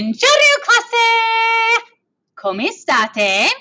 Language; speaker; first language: Italian; non-native, fluent; English